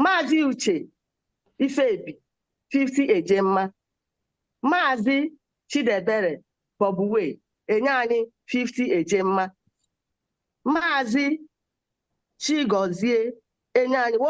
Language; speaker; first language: Igbo; native; Igbo